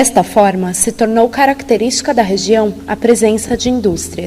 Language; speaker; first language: Portuguese; native; Portuguese